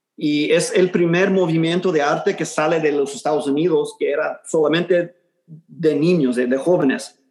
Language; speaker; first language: Spanish; early bilingual, heritage; Spanish